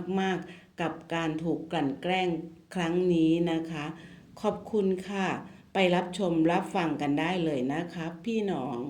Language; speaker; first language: Thai; native; Thai